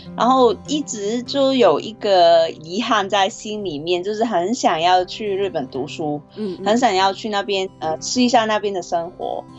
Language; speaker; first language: Chinese; non-native, fluent; Cantonese